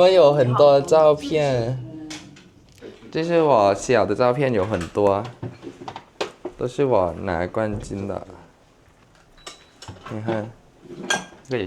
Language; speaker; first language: Chinese; non-native, fluent; Thai